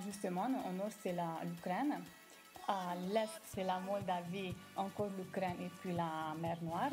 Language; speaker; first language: French; non-native, fluent; Romanian